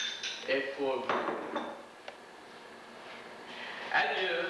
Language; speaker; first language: French; non-native, learner; English